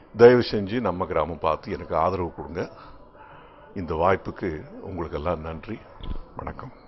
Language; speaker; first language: Tamil; native; Tamil